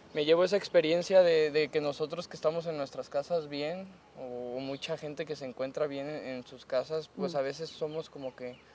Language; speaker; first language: Spanish; native; Spanish